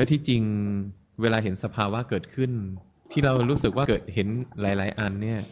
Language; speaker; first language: Thai; native; Thai